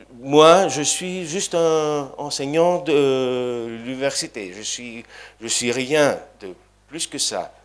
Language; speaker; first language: French; non-native, fluent; Greek